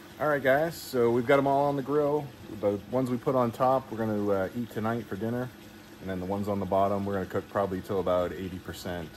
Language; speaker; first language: English; native; English